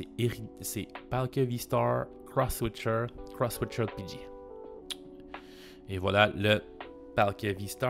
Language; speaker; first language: French; native; French